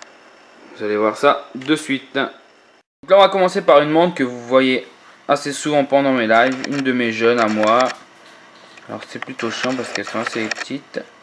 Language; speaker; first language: French; native; French